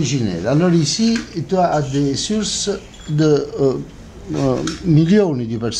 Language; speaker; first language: French; non-native, fluent; Italian